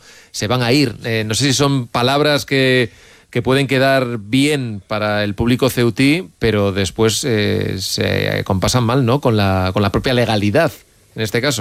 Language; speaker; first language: Spanish; native; Spanish